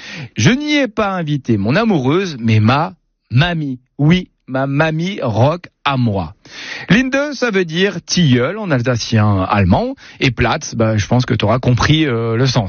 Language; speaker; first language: French; native; French